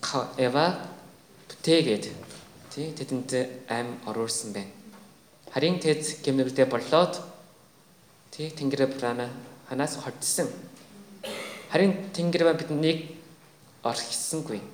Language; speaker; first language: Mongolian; non-native, fluent; Korean